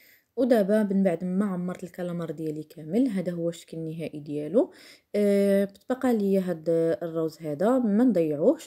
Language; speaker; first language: Arabic; native; Arabic